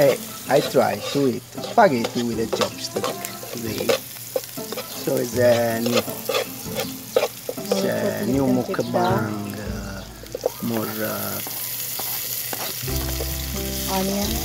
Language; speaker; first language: English; non-native, learner; Italian